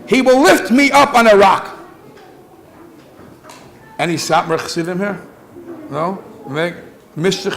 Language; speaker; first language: English; native; English